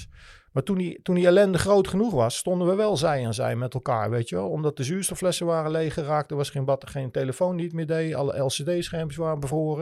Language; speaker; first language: Dutch; native; Dutch